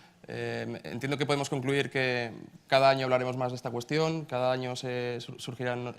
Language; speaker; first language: Spanish; native; Spanish